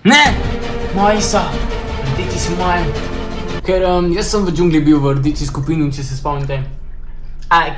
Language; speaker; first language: Slovenian; native; Slovenian